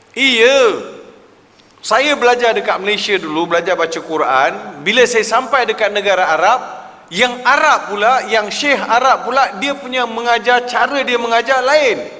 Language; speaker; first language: Malay; non-native, local second language; Tamil